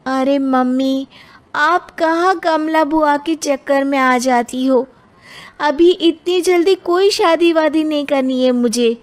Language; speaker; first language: Hindi; native; Hindi